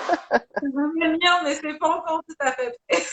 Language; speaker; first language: French; native; French